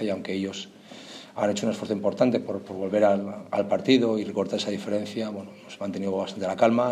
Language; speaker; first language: Spanish; native; Spanish